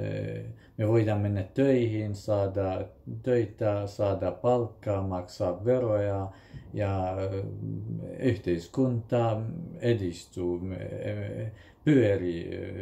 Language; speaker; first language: Finnish; non-native, fluent; Kurdish